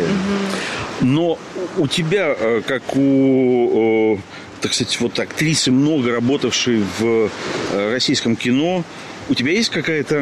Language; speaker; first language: Russian; native; Russian